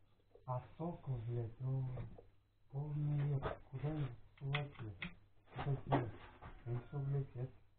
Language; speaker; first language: Russian; native; Russian